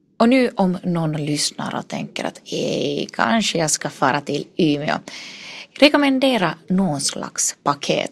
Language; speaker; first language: Swedish; non-native, local second language; Finnish